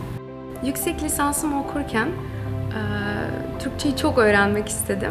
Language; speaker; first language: Turkish; non-native, fluent; Macedonian